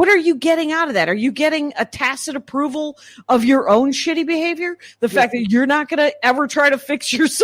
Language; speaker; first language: English; native; English